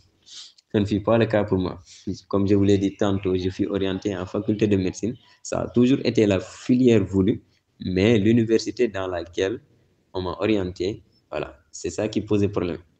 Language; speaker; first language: French; non-native, local second language; Wolof